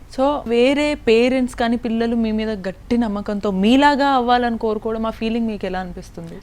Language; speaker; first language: Telugu; native; Telugu